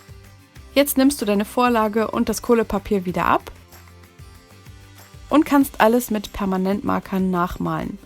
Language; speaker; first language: German; native; German